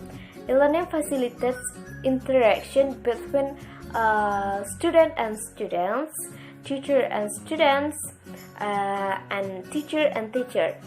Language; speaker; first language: English; non-native, learner; Indonesian